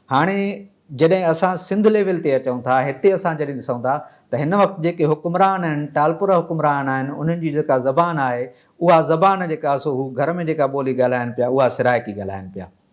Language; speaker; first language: Sindhi; native; Sindhi